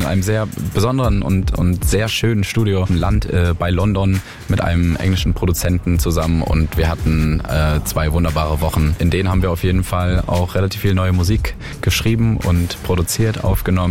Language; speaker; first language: German; native; German